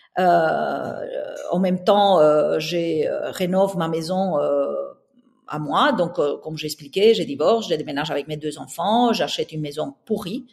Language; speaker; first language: French; non-native, fluent; Spanish